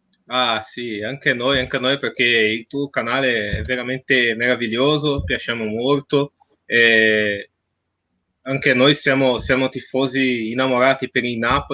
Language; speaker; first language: Italian; non-native, fluent; Portuguese